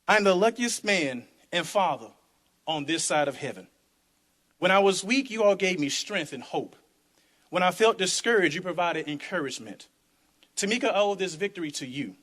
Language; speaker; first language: English; native; English